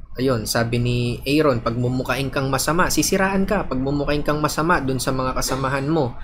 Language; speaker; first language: Filipino; native; Filipino